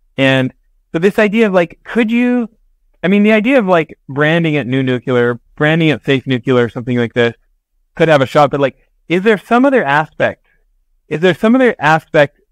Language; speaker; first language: English; native; English